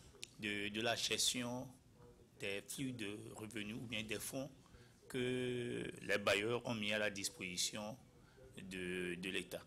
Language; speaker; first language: French; non-native, local second language; Ewe